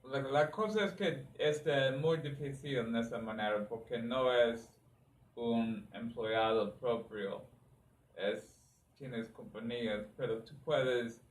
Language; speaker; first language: Spanish; non-native, learner; English